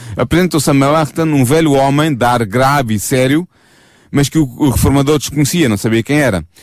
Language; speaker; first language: Portuguese; native; Portuguese